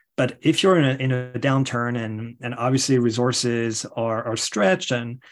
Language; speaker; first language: English; non-native, fluent; French